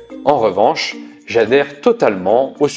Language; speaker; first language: French; native; French